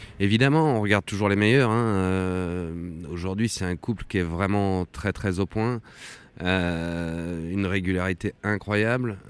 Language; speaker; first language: French; native; French